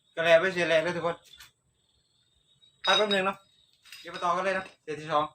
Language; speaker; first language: Thai; non-native, local second language; Northeastern Thai